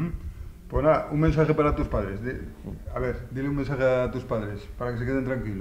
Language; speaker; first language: Spanish; native; Spanish